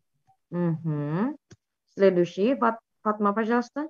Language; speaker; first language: Russian; non-native, fluent; Indonesian